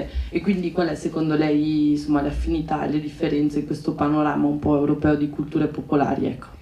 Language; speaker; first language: Italian; native; Italian